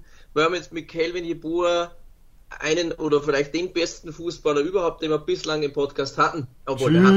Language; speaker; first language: German; native; German